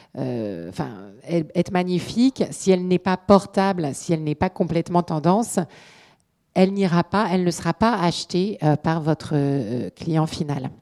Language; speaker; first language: French; native; French